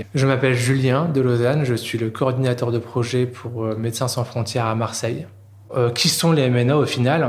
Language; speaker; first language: French; native; French